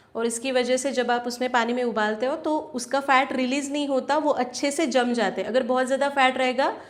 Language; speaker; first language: Hindi; non-native, local second language; Marathi